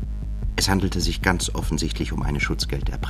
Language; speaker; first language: German; native; German